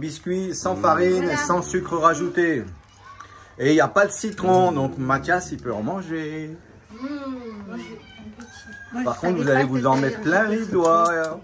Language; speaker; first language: French; native; French